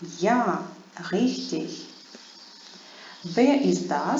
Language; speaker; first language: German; non-native, fluent; Ukrainian